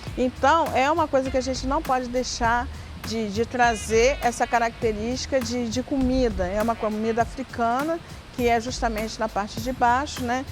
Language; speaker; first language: Portuguese; native; Portuguese